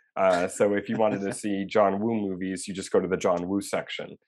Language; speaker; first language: English; native; English